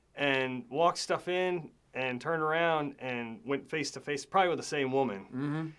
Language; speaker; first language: English; native; English